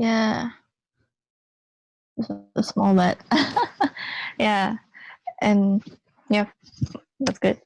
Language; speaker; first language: English; non-native, learner; Japanese